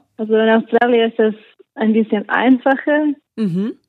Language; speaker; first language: German; non-native, learner; English